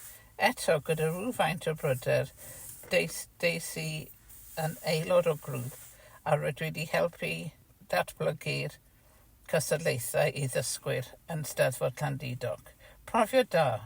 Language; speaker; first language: Welsh; non-native, fluent; English